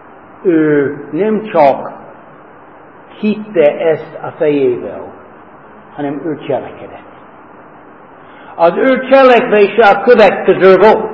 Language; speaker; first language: Hungarian; non-native, fluent; English